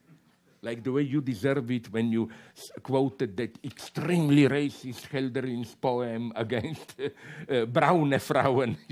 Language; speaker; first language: English; non-native, fluent; Slovenian